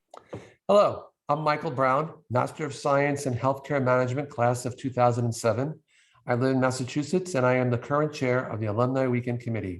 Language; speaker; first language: English; native; English